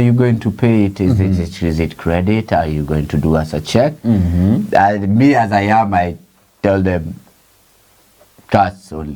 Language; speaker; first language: English; non-native, local second language; Swahili